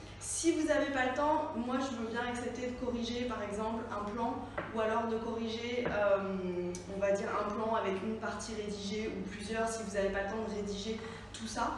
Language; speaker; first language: French; native; French